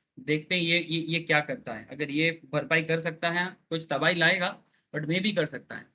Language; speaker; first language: Hindi; non-native, local second language; Bangla